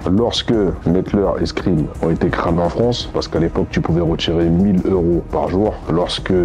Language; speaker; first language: French; native; French